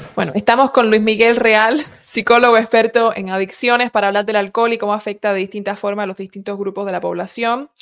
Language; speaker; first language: Spanish; early bilingual, heritage; Spanish